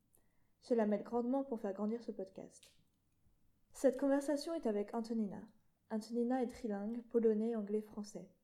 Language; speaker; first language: French; native; French